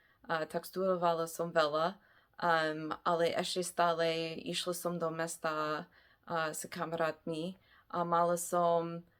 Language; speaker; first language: Slovak; non-native, fluent; English